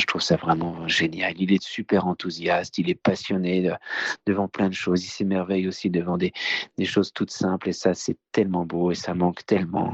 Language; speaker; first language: French; native; French